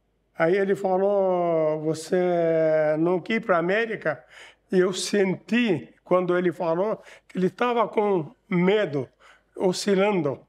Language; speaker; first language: Portuguese; non-native, fluent; Arabic